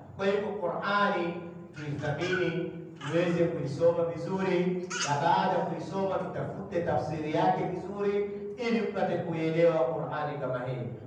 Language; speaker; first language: Swahili; native; Swahili